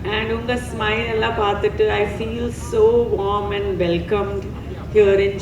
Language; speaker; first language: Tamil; non-native, fluent; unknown